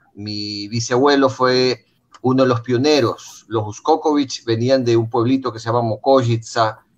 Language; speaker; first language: Spanish; native; Spanish